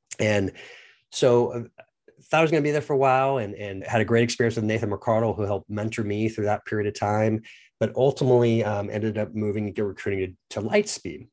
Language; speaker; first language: English; native; English